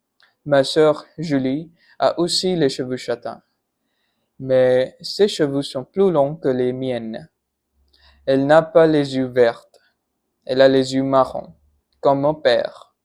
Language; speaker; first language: French; non-native, learner; Punjabi